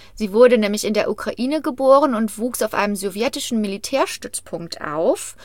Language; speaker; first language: German; native; German